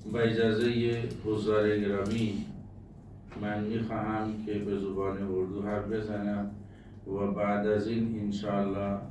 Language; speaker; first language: Persian; non-native, fluent; Urdu